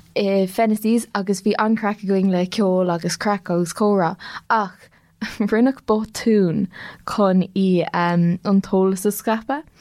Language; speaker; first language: Irish; non-native, local second language; English